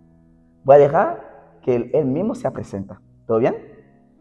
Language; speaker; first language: Spanish; non-native, fluent; Portuguese